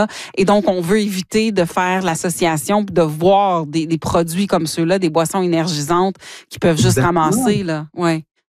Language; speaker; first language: French; native; French